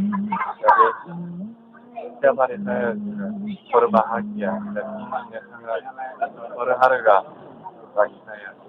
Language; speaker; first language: Indonesian; non-native, learner; Korean